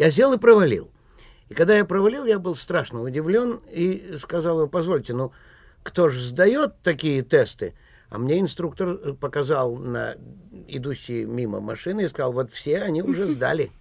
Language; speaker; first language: Russian; native; Russian